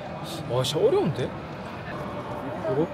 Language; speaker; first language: Korean; native; Korean